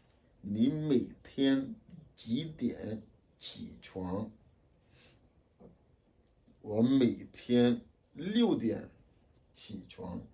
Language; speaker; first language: Chinese; non-native, fluent; French